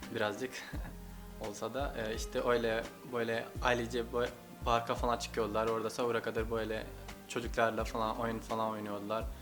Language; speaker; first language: Turkish; non-native, fluent; Urdu